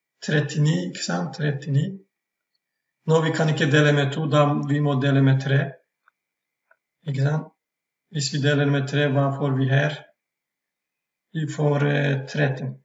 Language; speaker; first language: Norwegian; non-native, fluent; Turkish